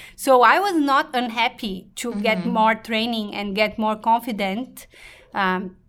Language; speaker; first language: English; non-native, fluent; Portuguese